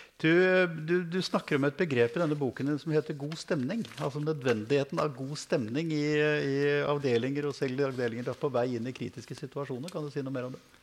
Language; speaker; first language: Norwegian; native; Norwegian